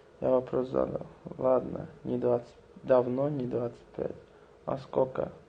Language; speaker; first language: Russian; non-native, local second language; Azerbaijani